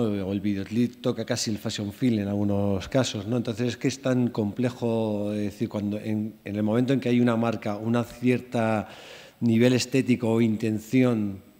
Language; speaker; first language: Spanish; native; Spanish